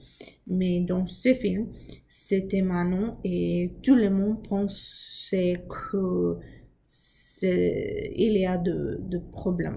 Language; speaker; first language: French; non-native, learner; English